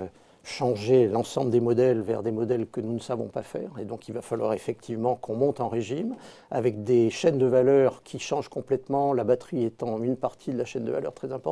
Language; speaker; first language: French; native; French